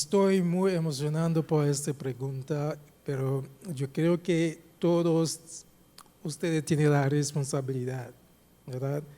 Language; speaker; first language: Spanish; non-native, fluent; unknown